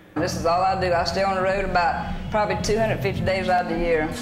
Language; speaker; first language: English; native; English